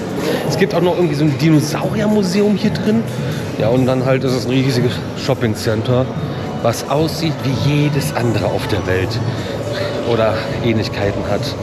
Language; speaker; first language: German; native; German